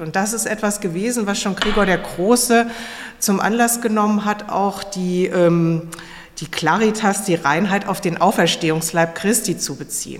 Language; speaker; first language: German; native; German